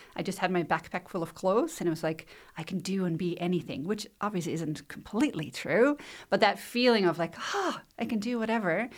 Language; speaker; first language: English; non-native, fluent; Dutch